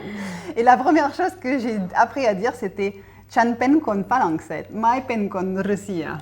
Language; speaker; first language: French; native; French